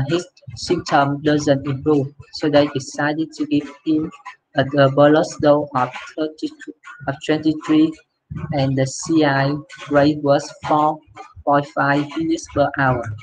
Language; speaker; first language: English; non-native, fluent; Vietnamese